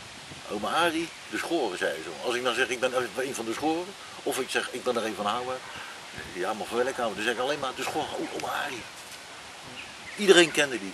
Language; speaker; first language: Dutch; native; Dutch